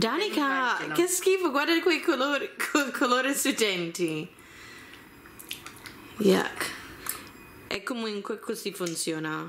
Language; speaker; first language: Italian; early bilingual, heritage; Italian